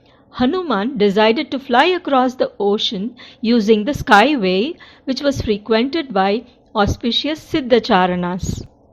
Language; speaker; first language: English; non-native, local second language; Tamil